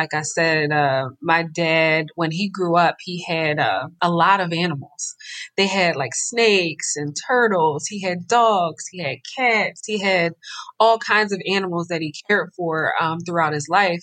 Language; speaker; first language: English; native; English